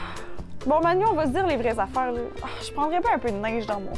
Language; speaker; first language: French; native; French